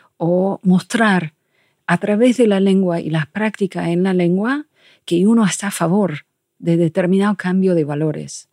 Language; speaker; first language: Spanish; non-native, fluent; English